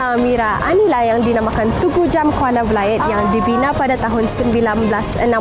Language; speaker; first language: Malay; native; Malay